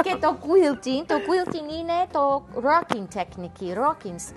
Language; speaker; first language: Greek; non-native, learner; English